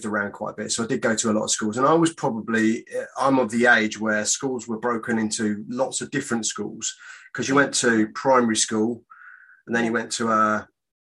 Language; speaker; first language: English; native; English